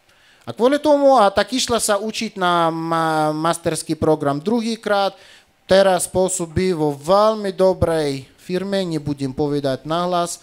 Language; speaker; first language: Slovak; non-native, fluent; Russian